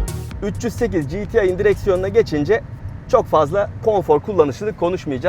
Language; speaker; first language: Turkish; native; Turkish